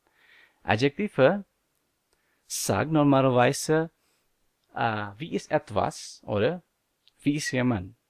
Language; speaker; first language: German; non-native, learner; Indonesian